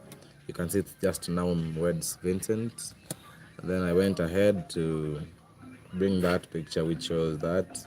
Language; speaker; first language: English; non-native, local second language; Swahili